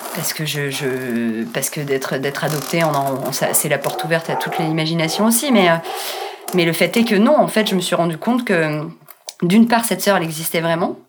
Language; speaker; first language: French; native; French